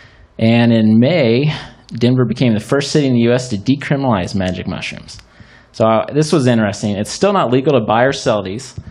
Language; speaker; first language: English; native; English